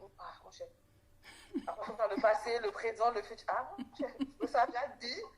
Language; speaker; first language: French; non-native, local second language; Haitian Creole